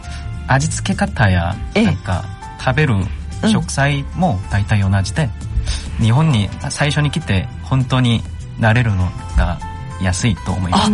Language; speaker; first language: Japanese; non-native, learner; Korean